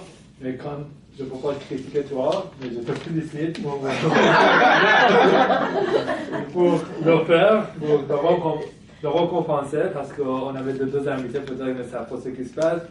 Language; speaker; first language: French; non-native, fluent; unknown